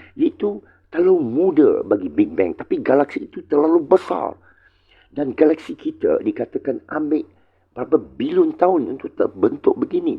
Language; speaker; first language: Malay; non-native, local second language; Chinese